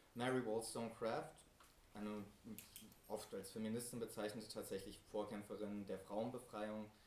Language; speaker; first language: German; native; German